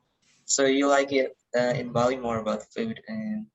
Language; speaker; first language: English; non-native, learner; Indonesian